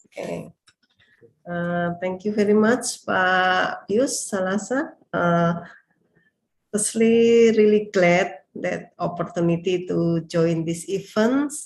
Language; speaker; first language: English; non-native, learner; Indonesian